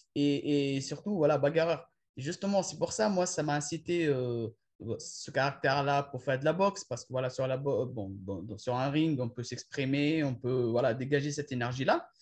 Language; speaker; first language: French; non-native, local second language; Arabic